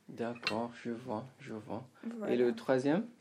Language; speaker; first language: French; non-native, fluent; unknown